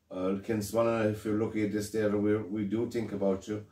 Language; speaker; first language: English; native; English